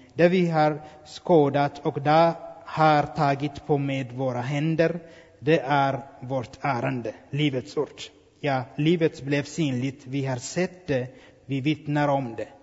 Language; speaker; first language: Swedish; non-native, fluent; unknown